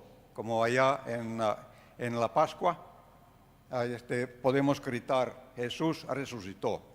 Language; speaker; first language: Spanish; non-native, fluent; Finnish